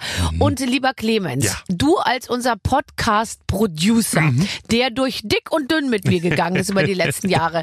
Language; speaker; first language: German; native; German